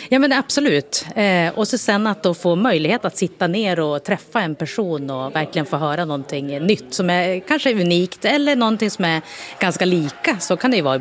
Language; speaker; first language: Swedish; native; Swedish